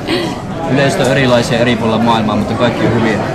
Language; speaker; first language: Finnish; native; Finnish